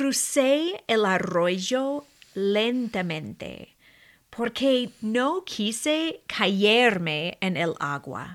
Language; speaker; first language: Spanish; non-native, fluent; English